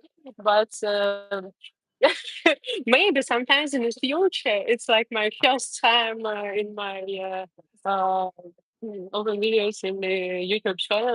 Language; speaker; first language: English; non-native, learner; Russian